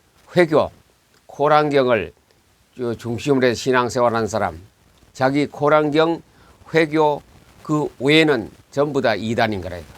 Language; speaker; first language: Korean; native; Korean